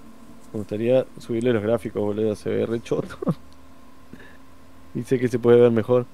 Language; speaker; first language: Spanish; native; Spanish